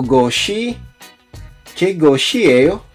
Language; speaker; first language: Korean; non-native, learner; Filipino